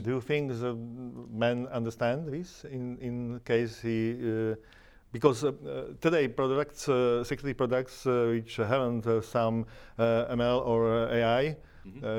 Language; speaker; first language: English; non-native, learner; Slovak